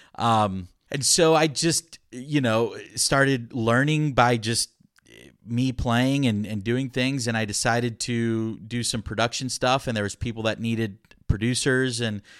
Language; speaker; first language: English; early bilingual, other home language; Spanish